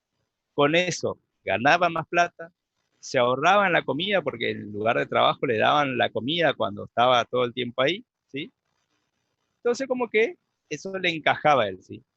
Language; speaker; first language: Spanish; native; Spanish